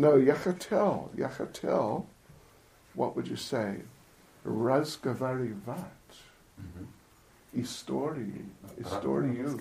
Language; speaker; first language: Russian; non-native, fluent; English